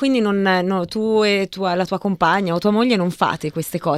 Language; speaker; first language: Italian; early bilingual, heritage; Italian